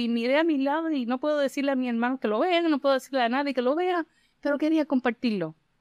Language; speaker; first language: Spanish; early bilingual, heritage; Spanish